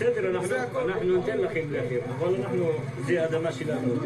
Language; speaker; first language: Hebrew; non-native, local second language; Arabic